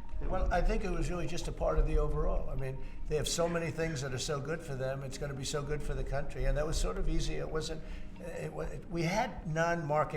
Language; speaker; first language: English; native; English